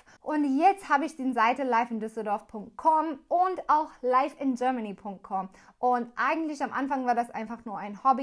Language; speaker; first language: German; non-native, learner; English